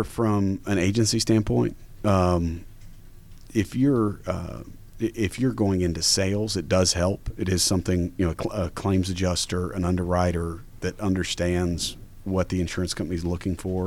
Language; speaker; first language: English; native; English